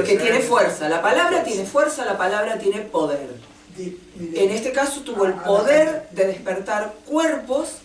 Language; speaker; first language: Spanish; native; Spanish